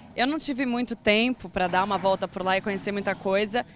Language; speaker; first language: Portuguese; early bilingual, other home language; Spanish